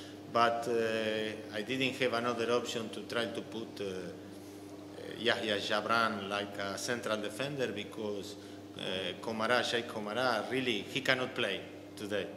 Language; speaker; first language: English; non-native, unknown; Arabic